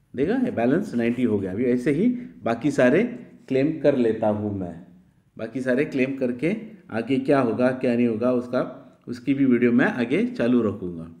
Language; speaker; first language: Hindi; non-native, local second language; Marathi